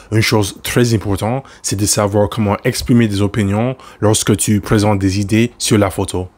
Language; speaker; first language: French; non-native, fluent; English